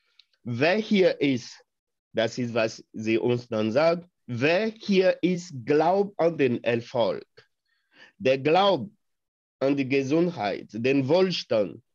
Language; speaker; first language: German; non-native, fluent; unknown